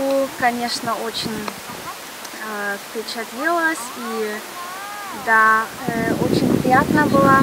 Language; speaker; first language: Russian; non-native, learner; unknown